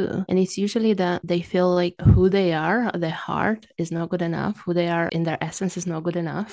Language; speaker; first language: English; non-native, fluent; Romanian